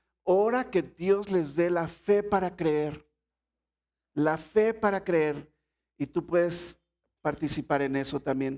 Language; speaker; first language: Spanish; native; Spanish